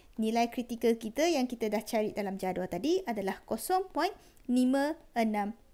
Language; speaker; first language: Malay; non-native, local second language; Chinese